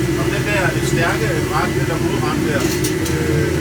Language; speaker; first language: Danish; native; Danish